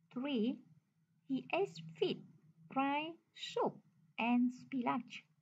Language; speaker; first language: English; non-native, fluent; Vietnamese